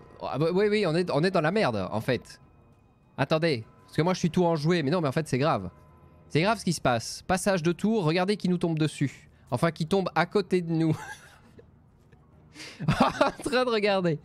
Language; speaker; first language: French; native; French